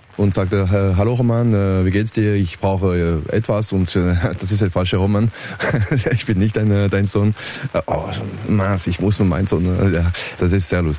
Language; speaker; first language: German; non-native, learner; French